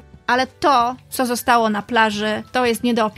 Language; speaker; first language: Polish; native; Polish